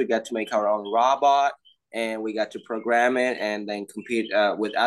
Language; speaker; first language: English; non-native, fluent; Georgian